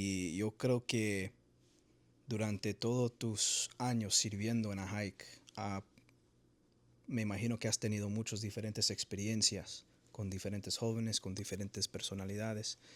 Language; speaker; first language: Spanish; early bilingual, heritage; Spanish